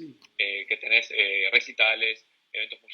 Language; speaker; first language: Spanish; native; Spanish